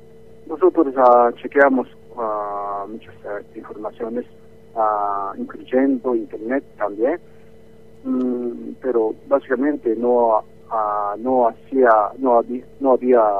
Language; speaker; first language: Spanish; non-native, learner; Japanese